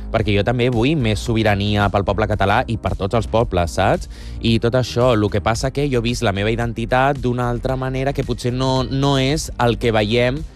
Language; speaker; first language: Catalan; non-native, local second language; Spanish